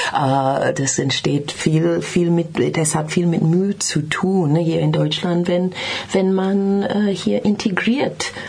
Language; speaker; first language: German; non-native, learner; English